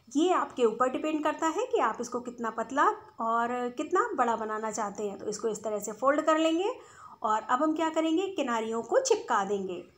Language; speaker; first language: Hindi; native; Hindi